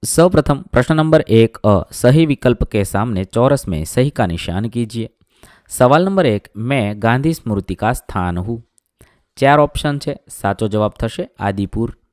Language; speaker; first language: Hindi; non-native, local second language; Gujarati